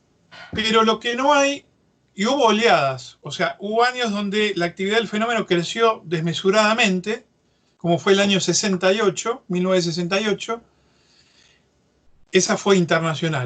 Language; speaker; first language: Spanish; native; Spanish